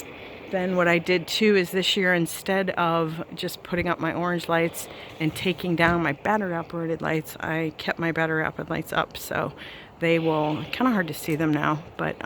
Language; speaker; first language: English; native; English